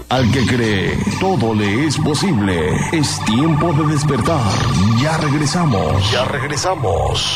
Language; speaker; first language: Spanish; native; Spanish